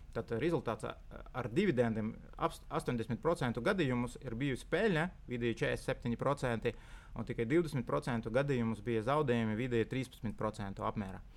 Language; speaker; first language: Latvian; non-native, local second language; Russian